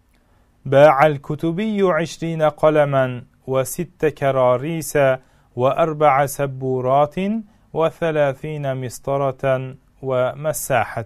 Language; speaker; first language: Arabic; non-native, fluent; Uzbek